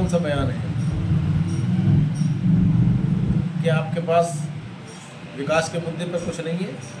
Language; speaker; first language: Hindi; native; Hindi